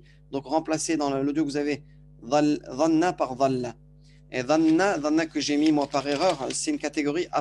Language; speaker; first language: French; native; French